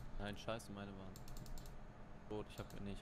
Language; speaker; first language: German; native; German